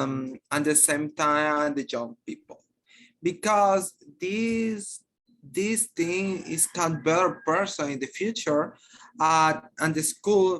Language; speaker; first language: English; non-native, learner; Spanish